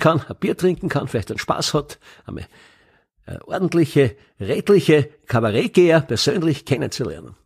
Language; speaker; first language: German; native; German